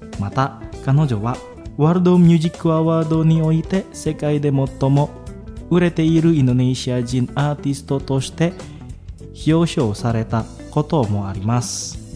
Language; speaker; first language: Japanese; non-native, fluent; Indonesian